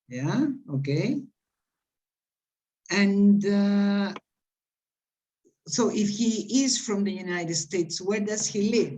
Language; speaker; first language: English; non-native, fluent; Spanish